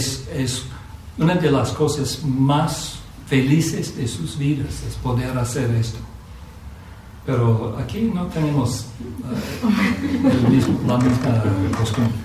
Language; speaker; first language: Spanish; non-native, fluent; English